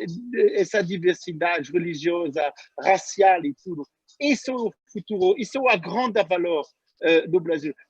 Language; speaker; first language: Portuguese; non-native, fluent; French